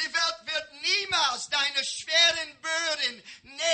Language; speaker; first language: German; non-native, learner; English